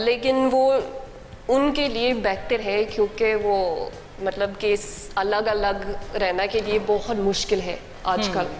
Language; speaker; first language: Hindi; non-native, learner; English